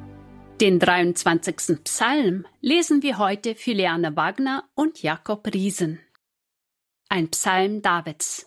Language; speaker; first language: German; native; German